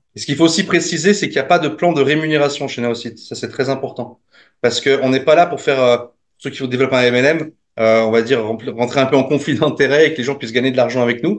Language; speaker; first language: French; native; French